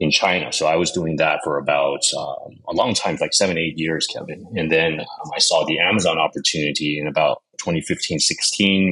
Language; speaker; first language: English; native; English